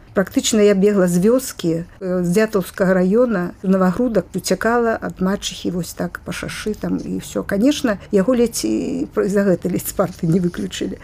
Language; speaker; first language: Belarusian; native; Belarusian